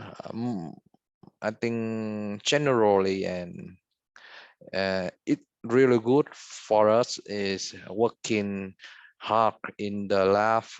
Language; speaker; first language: English; non-native, fluent; Vietnamese